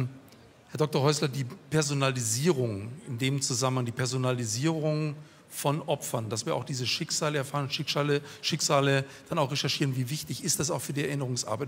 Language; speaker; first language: German; native; German